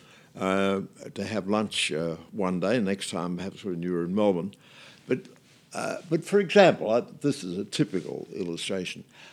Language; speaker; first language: English; native; English